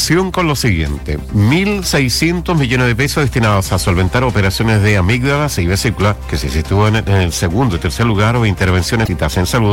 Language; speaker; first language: Spanish; native; Spanish